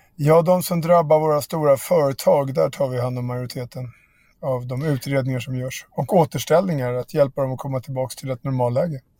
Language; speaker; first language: Swedish; native; Swedish